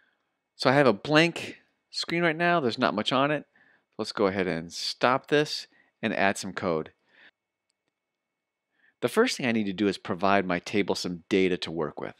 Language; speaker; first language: English; native; English